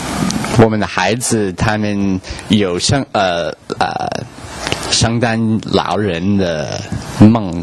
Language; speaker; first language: Chinese; non-native, learner; English